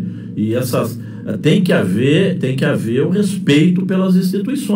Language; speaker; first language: Portuguese; native; Portuguese